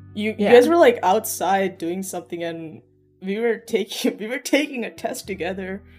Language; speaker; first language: English; early bilingual, other home language; Sinhala